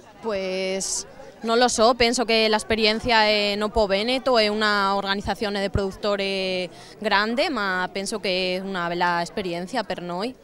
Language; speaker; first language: Italian; non-native, learner; Spanish